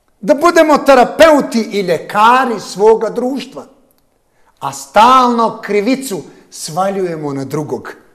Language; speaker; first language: Serbian; non-native, local second language; Albanian